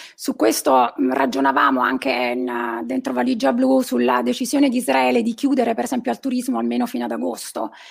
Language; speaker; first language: Italian; native; Italian